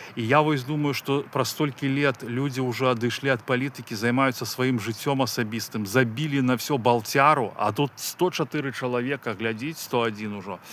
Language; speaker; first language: Russian; non-native, local second language; Belarusian